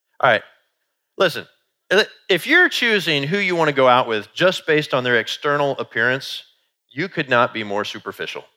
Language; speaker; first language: English; native; English